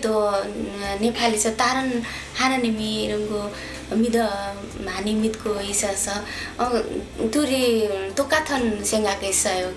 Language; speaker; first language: Korean; non-native, learner; Nepali